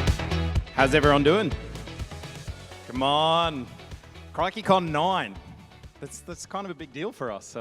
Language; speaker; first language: English; native; English